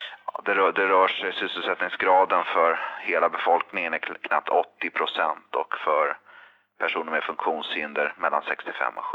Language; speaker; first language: Swedish; native; Swedish